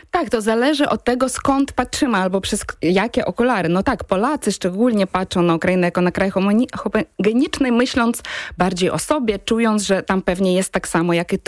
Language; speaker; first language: Polish; non-native, fluent; Ukrainian